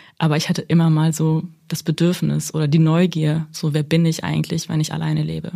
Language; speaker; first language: German; early bilingual, other home language; Russian